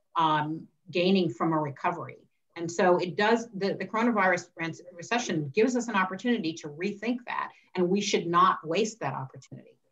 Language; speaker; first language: English; native; English